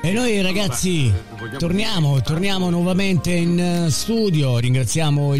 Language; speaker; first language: Italian; native; Italian